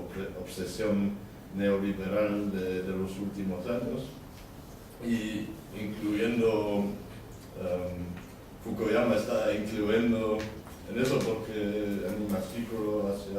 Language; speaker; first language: Spanish; non-native, learner; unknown